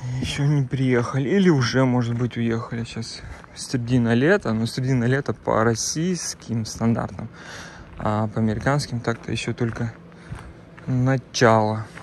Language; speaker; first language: Russian; native; Russian